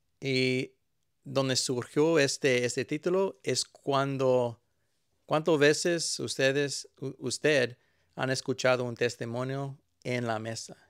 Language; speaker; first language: Spanish; early bilingual, heritage; Spanish